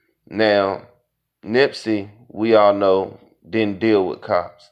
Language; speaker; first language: English; native; English